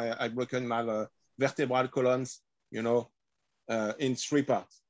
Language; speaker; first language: English; non-native, learner; French